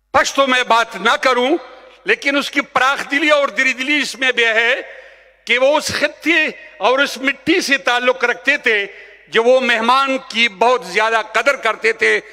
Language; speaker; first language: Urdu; non-native, local second language; Pashto